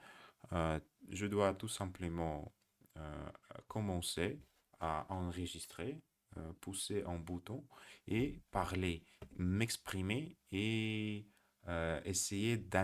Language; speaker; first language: French; non-native, learner; Russian